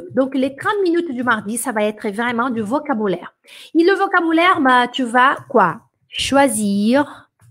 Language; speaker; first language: French; non-native, fluent; Portuguese